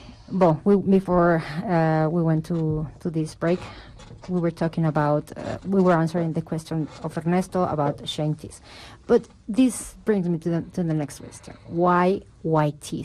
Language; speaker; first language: English; non-native, fluent; Spanish